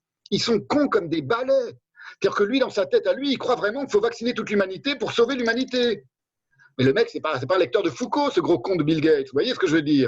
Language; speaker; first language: French; native; French